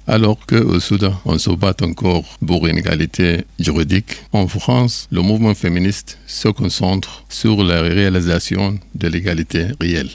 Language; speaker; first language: French; non-native, learner; Arabic